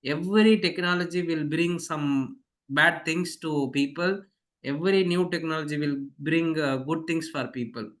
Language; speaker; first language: English; non-native, local second language; Tamil